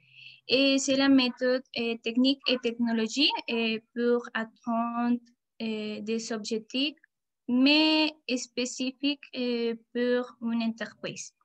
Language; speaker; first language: French; non-native, learner; Spanish